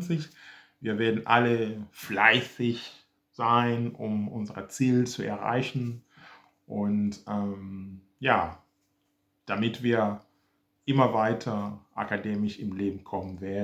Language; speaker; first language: German; non-native, fluent; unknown